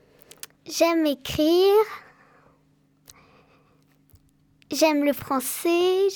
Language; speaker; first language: French; non-native, learner; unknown